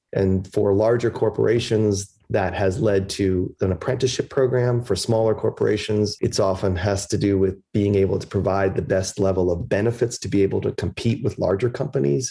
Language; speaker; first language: English; early bilingual, other home language; German